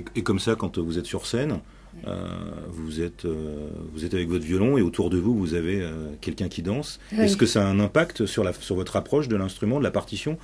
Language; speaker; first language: French; native; French